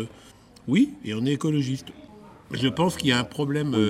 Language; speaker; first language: French; native; French